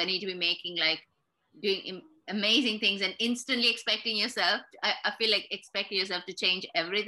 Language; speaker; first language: English; non-native, local second language; Sinhala